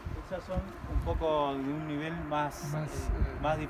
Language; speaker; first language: Spanish; native; Spanish